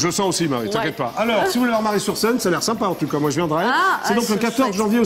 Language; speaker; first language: French; native; French